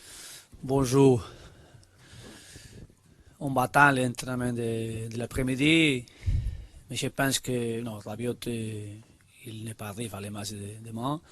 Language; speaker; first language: French; non-native, learner; Spanish